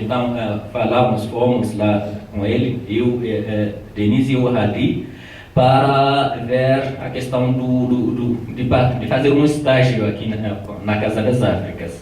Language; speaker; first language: Portuguese; non-native, fluent; Tamasheq